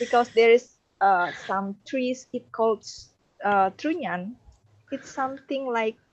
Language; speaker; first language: English; non-native, learner; Indonesian